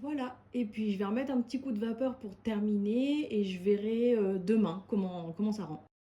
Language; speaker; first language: French; native; French